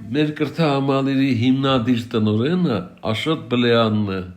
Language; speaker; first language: Armenian; native; Armenian